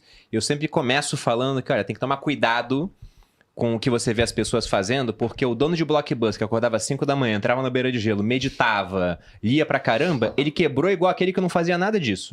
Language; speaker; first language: Portuguese; native; Portuguese